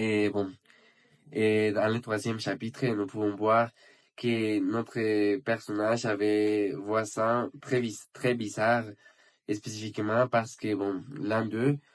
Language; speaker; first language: French; non-native, learner; Spanish